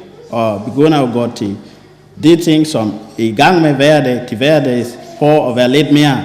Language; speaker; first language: Danish; non-native, fluent; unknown